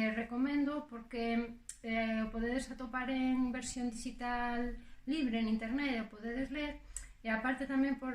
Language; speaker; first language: Spanish; native; Spanish